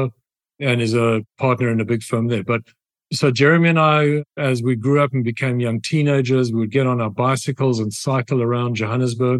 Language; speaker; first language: English; native; English